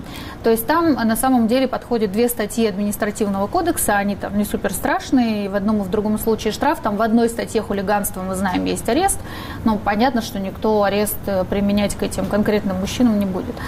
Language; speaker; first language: Russian; native; Russian